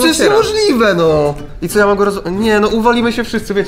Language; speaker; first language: Polish; native; Polish